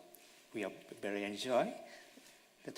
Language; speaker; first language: English; non-native, learner; Japanese